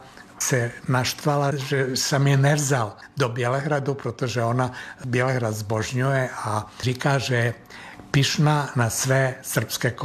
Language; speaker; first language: Czech; non-native, fluent; Serbian